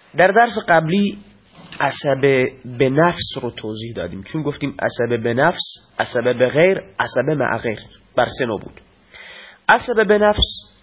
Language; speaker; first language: Persian; non-native, local second language; Baluchi